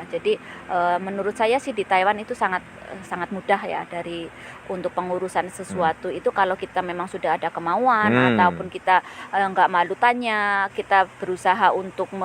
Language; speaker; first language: Indonesian; native; Indonesian